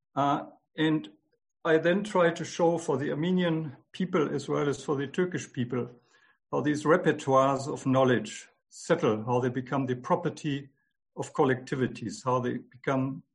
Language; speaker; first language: English; non-native, fluent; German